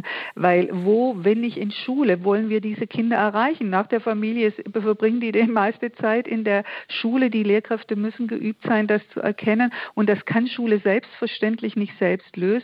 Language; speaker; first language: German; native; German